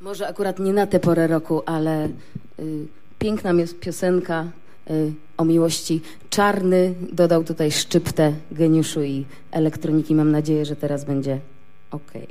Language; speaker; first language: Polish; native; Polish